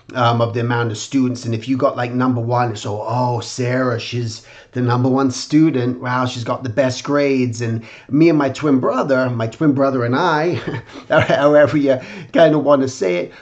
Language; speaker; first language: English; native; English